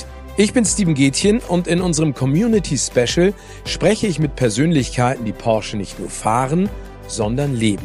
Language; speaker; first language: German; native; German